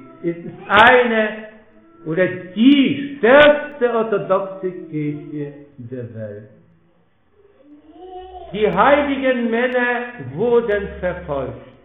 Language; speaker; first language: German; non-native, fluent; Polish